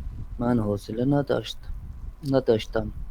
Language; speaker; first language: Persian; non-native, learner; Urdu